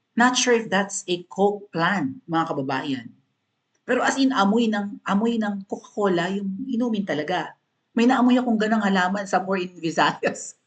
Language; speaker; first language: Filipino; non-native, local second language; Cebuano